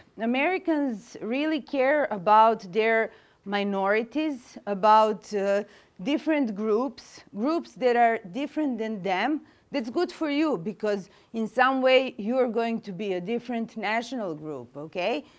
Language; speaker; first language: English; non-native, fluent; Serbian